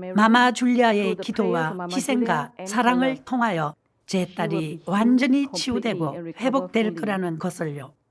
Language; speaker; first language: Korean; non-native, fluent; Malay